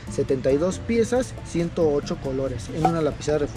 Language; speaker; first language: Spanish; native; Spanish